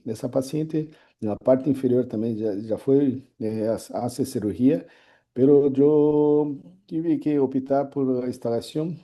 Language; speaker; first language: Spanish; non-native, learner; Portuguese